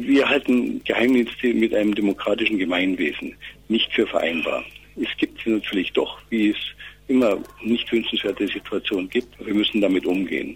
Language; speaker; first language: German; native; German